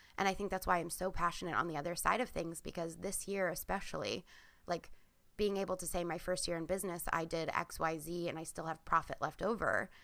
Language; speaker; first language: English; native; English